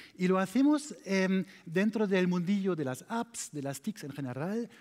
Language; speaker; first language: Spanish; non-native, learner; German